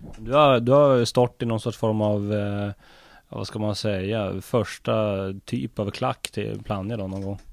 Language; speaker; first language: Swedish; native; Swedish